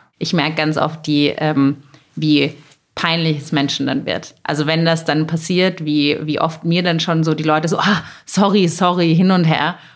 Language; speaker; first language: German; native; German